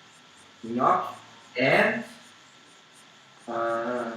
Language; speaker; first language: English; non-native, learner; Portuguese